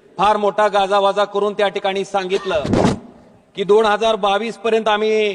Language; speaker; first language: Marathi; native; Marathi